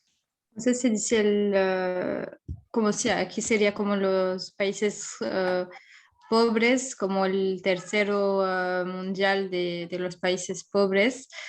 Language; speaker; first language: Spanish; non-native, fluent; French